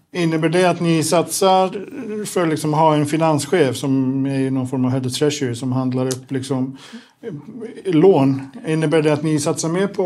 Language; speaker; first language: Swedish; native; Swedish